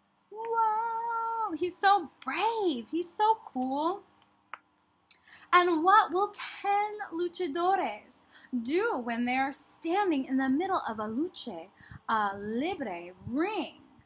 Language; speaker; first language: English; native; English